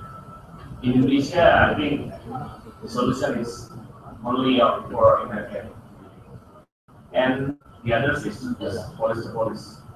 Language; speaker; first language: English; non-native, learner; Indonesian